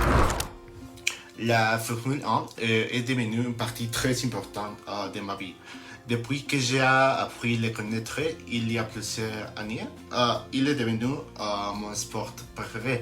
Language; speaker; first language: French; non-native, learner; Spanish